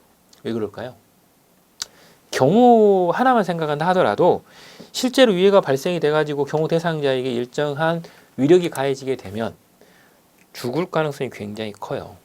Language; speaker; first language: Korean; native; Korean